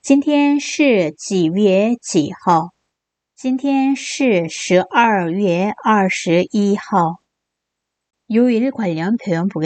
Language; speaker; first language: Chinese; non-native, fluent; Korean